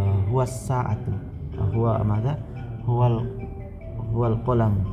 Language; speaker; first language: Arabic; non-native, fluent; Indonesian